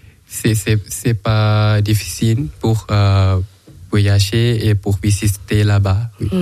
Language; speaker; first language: French; non-native, learner; Thai